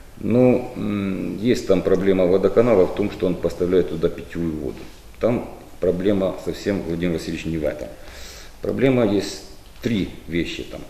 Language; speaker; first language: Russian; native; Russian